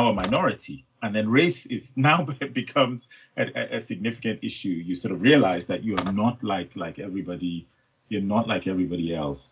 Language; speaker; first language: English; non-native, local second language; Yoruba